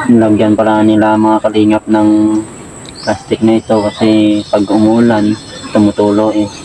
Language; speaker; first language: Filipino; non-native, local second language; Cebuano